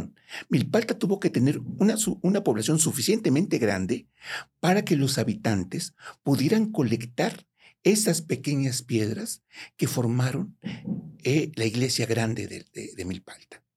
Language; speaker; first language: Spanish; native; Spanish